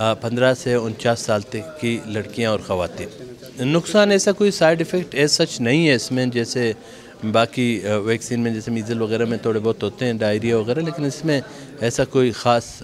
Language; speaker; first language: Urdu; non-native, local second language; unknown